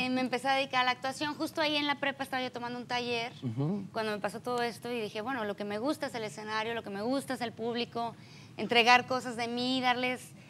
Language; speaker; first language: Spanish; native; Spanish